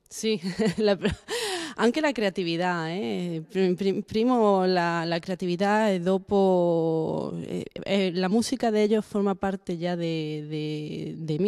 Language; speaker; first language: Italian; non-native, learner; Spanish